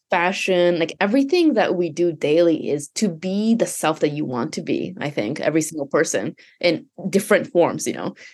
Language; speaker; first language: English; non-native, fluent; Japanese